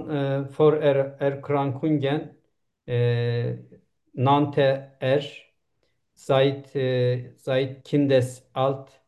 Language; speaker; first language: German; non-native, learner; Turkish